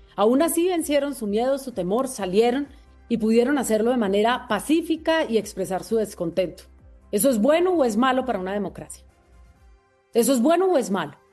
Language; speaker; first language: Spanish; native; Spanish